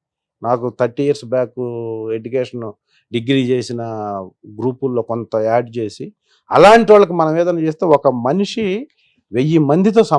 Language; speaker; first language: Telugu; native; Telugu